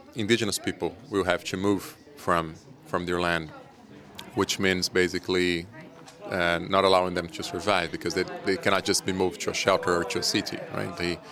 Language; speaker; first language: English; non-native, fluent; Portuguese